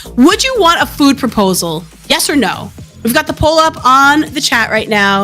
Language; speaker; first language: English; native; English